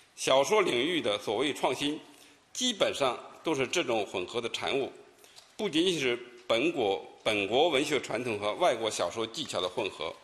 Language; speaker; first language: Chinese; native; Chinese